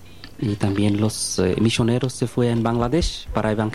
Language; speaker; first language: Spanish; non-native, learner; Bangla